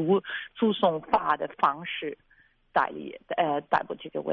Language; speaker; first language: Chinese; non-native, fluent; German